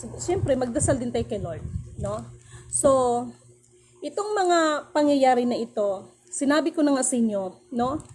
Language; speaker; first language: Filipino; non-native, local second language; Cebuano